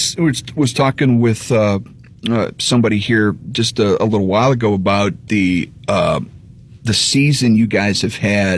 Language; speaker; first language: English; native; English